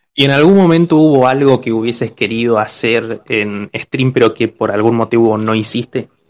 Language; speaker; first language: Spanish; native; Spanish